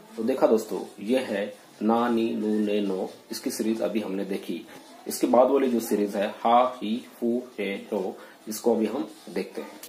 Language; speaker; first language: Hindi; non-native, local second language; Marathi